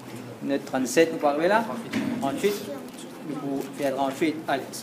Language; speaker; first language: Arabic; non-native, fluent; Morisyen